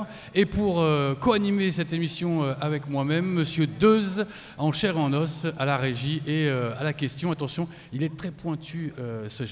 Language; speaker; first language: French; native; French